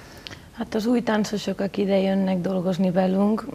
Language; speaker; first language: Hungarian; non-native, learner; Spanish